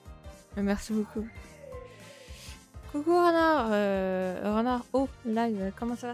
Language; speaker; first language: French; native; French